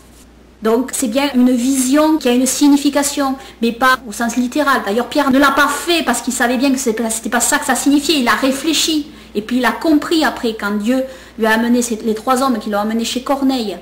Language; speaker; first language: French; native; French